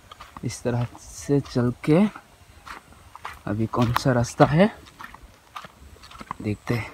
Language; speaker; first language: Hindi; non-native, local second language; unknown